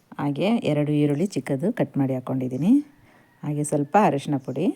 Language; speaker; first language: Kannada; native; Kannada